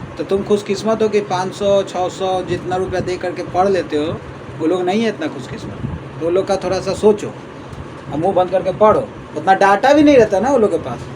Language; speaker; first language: Hindi; native; Hindi